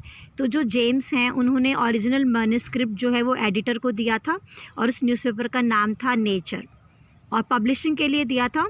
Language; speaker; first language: Hindi; native; Hindi